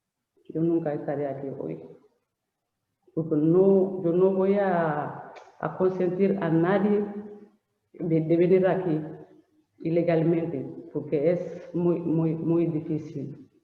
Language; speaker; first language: Spanish; non-native, learner; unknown